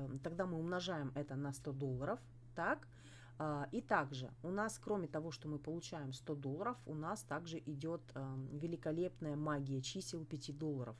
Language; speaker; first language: Russian; native; Russian